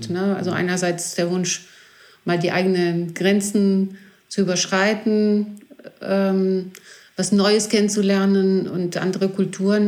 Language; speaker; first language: German; non-native, fluent; Greek